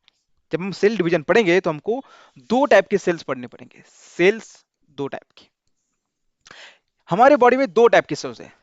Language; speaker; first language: Hindi; non-native, local second language; Marathi